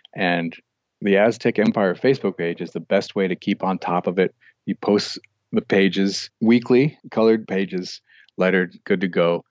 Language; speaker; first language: English; native; English